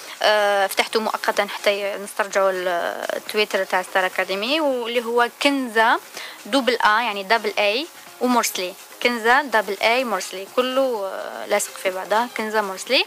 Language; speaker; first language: Arabic; native; Arabic